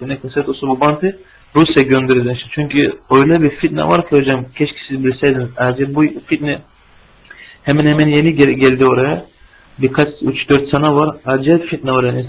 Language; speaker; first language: Turkish; non-native, fluent; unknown